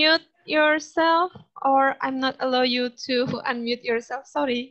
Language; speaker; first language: English; non-native, learner; Indonesian